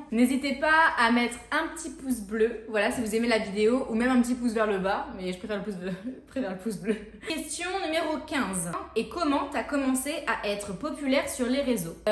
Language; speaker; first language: French; native; French